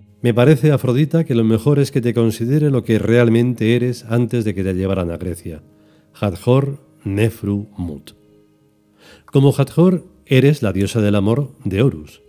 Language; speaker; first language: Spanish; native; Spanish